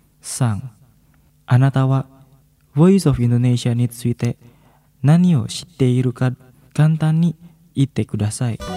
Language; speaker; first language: Japanese; non-native, fluent; Indonesian